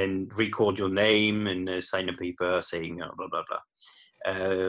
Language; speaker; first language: English; non-native, fluent; French